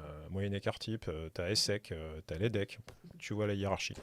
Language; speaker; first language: French; native; French